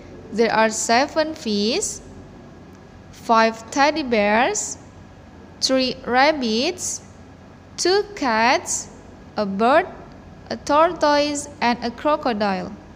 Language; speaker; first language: English; non-native, fluent; Indonesian